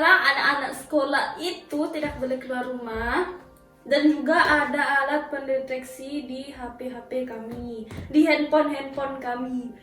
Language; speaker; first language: Indonesian; early bilingual, heritage; Indonesian